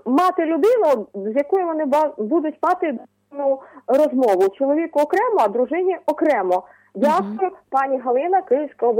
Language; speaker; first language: Ukrainian; native; Ukrainian